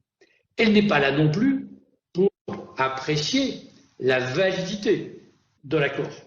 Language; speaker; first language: French; native; French